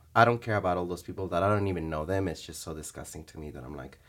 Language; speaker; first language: English; early bilingual, other home language; Spanish